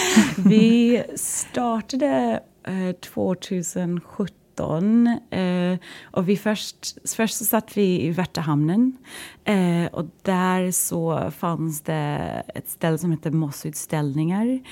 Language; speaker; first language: Swedish; non-native, fluent; English